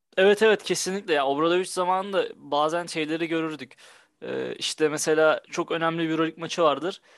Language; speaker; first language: Turkish; native; Turkish